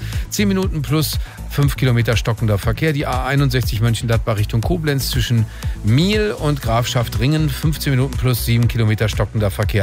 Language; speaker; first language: German; native; German